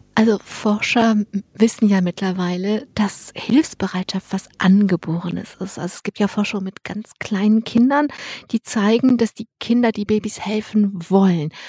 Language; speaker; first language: German; native; German